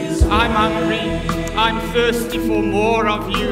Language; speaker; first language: English; non-native, local second language; Afrikaans